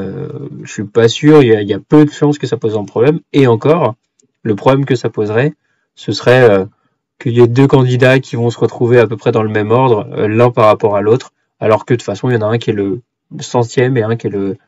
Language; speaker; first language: French; native; French